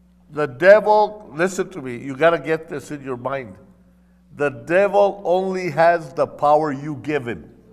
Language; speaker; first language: English; early bilingual, other home language; Spanish